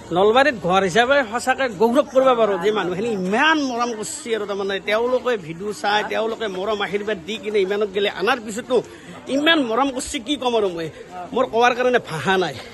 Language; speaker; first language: Assamese; native; Assamese